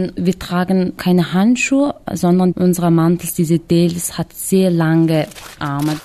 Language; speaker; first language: German; non-native, fluent; Mongolian